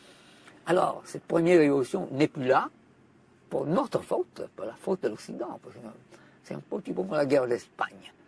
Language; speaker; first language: French; non-native, fluent; Italian